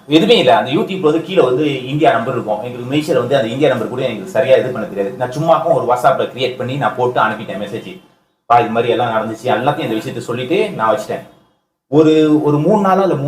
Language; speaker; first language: Tamil; early bilingual, heritage; Tamil